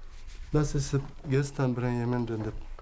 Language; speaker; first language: German; non-native, learner; Mongolian